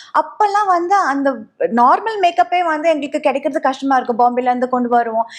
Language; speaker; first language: Tamil; native; Tamil